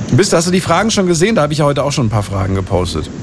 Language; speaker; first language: German; native; German